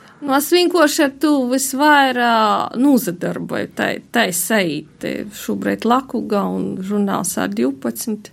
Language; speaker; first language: Latvian; native; Latvian